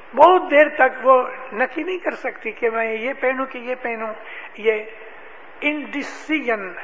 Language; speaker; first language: Urdu; non-native, local second language; Gujarati